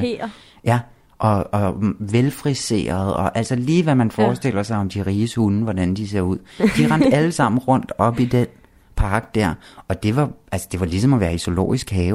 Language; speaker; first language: Danish; native; Danish